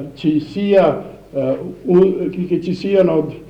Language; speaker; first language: Italian; non-native, fluent; German